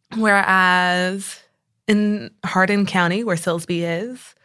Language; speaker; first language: English; native; English